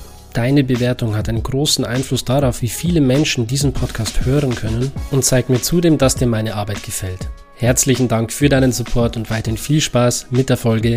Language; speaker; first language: German; native; German